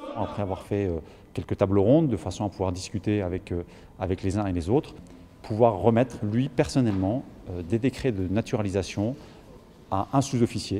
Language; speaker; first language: French; native; French